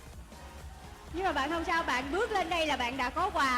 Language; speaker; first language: Vietnamese; native; Vietnamese